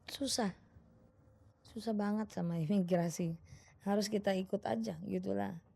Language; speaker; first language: Indonesian; non-native, fluent; Filipino